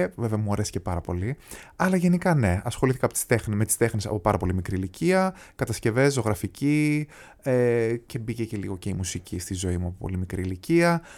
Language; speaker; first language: Greek; early bilingual, heritage; Greek